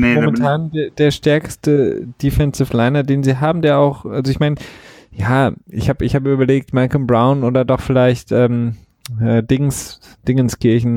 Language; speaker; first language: German; native; German